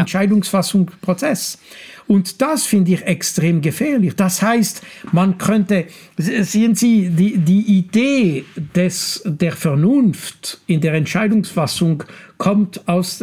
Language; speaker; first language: German; non-native, local second language; French